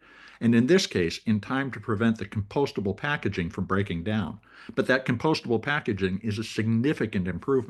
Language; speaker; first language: English; native; English